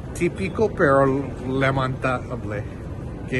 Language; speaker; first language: Spanish; non-native, fluent; English